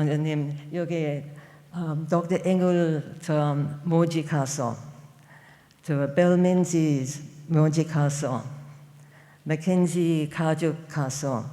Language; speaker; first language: Korean; non-native, fluent; English